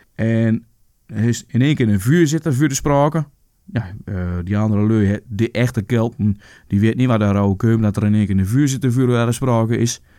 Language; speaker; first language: Dutch; native; Dutch